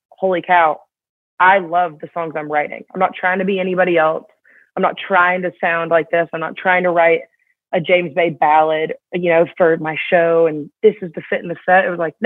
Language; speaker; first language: English; native; English